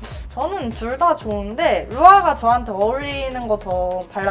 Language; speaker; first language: Korean; native; Korean